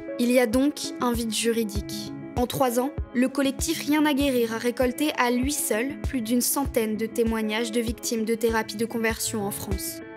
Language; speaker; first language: French; native; French